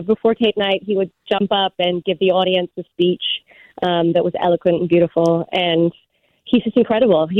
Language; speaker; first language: English; native; English